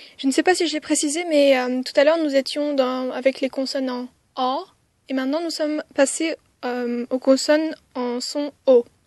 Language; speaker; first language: French; early bilingual, other home language; Khmer